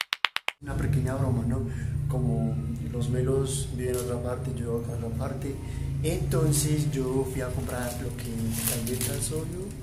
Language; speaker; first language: Spanish; native; Spanish